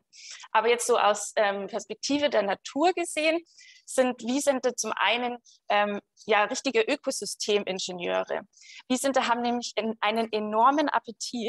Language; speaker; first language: German; native; German